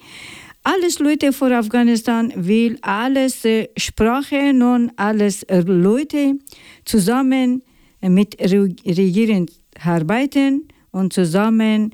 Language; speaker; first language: German; non-native, learner; Persian